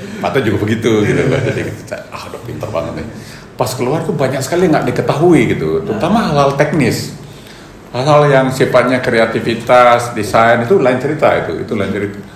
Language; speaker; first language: Indonesian; native; Indonesian